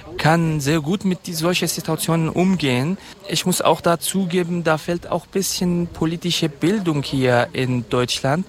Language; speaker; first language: German; non-native, fluent; Kurdish